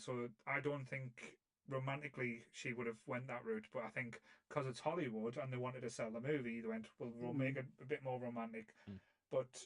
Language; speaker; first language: English; native; English